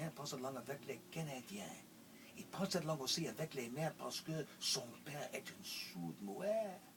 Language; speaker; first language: French; non-native, local second language; English